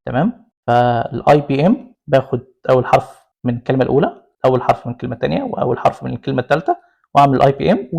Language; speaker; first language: Arabic; native; Arabic